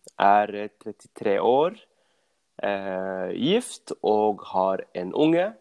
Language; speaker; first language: Norwegian; early bilingual, other home language; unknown